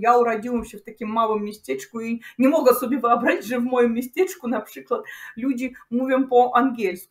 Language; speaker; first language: Polish; non-native, learner; Russian